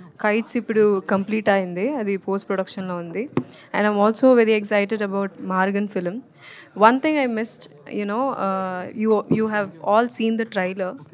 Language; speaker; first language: Telugu; non-native, learner; Tamil